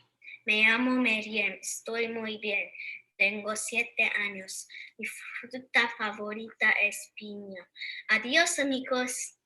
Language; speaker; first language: Spanish; non-native, learner; English